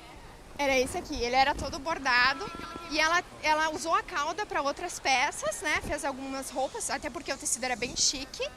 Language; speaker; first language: Portuguese; native; Portuguese